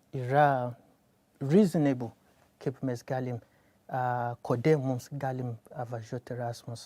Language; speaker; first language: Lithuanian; non-native, learner; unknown